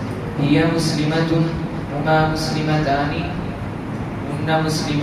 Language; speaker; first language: Arabic; non-native, learner; Urdu